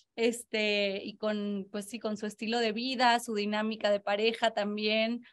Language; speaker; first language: Spanish; native; Spanish